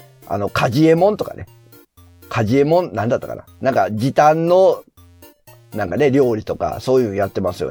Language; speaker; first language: Japanese; native; Japanese